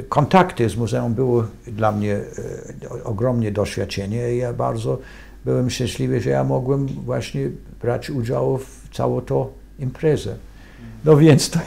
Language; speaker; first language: Polish; non-native, fluent; English